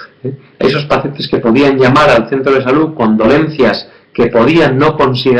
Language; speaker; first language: Spanish; native; Spanish